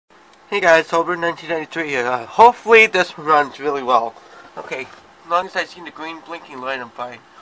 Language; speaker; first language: English; native; English